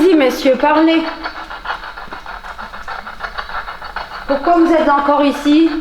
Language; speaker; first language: French; native; French